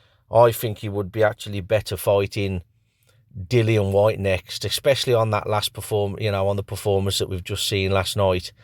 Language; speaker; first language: English; native; English